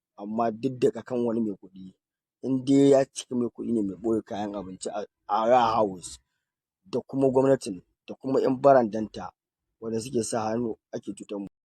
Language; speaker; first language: Hausa; native; Hausa